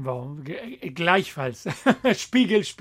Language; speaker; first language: German; non-native, fluent; Spanish